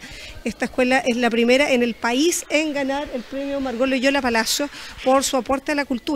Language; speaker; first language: Spanish; native; Spanish